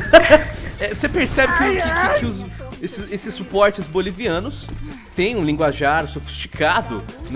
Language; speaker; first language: Portuguese; native; Portuguese